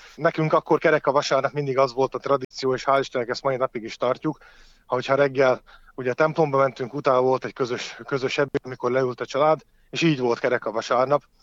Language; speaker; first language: Hungarian; native; Hungarian